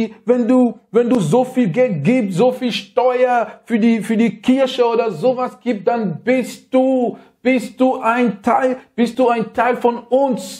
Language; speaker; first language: German; non-native, learner; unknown